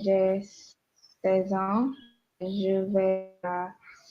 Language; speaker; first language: French; non-native, learner; English